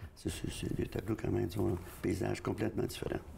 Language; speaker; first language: French; native; French